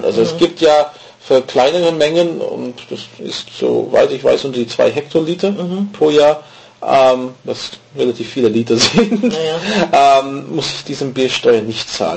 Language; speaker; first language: German; non-native, fluent; English